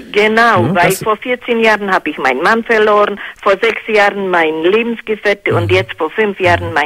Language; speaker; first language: German; non-native, fluent; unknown